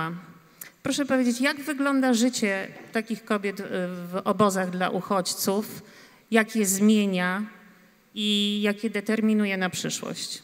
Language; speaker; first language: Polish; native; Polish